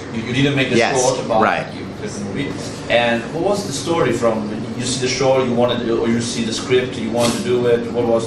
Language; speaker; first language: English; non-native, fluent; Italian